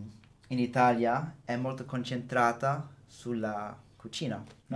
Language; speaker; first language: Italian; non-native, fluent; English